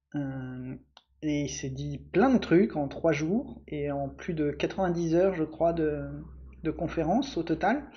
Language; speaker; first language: French; native; French